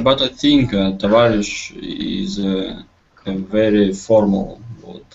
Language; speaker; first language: English; non-native, learner; Russian